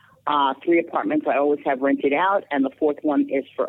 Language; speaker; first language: English; native; English